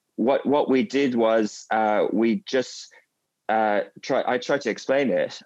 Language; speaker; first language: English; native; English